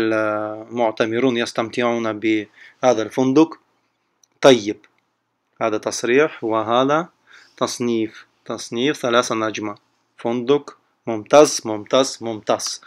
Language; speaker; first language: Arabic; non-native, learner; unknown